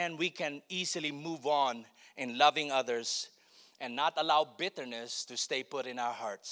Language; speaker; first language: English; non-native, local second language; Filipino